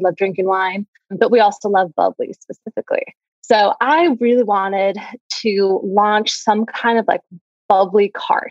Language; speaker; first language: English; native; English